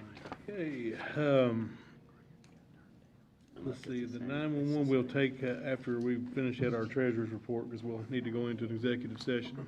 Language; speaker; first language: English; native; English